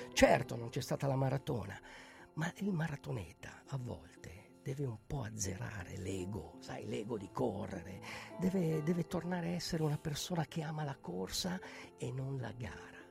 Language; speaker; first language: Italian; native; Italian